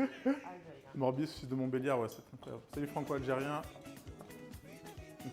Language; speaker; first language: French; native; French